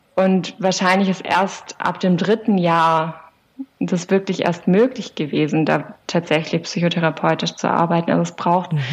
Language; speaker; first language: German; native; German